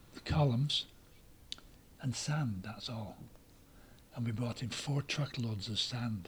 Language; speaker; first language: English; native; English